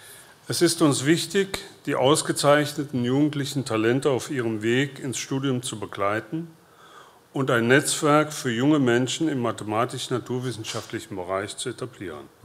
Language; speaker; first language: German; native; German